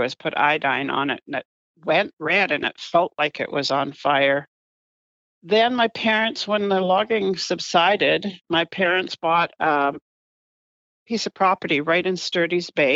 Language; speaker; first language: English; native; English